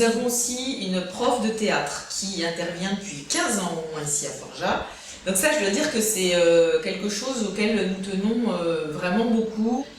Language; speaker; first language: French; native; French